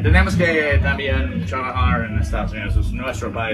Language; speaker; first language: Spanish; non-native, learner; English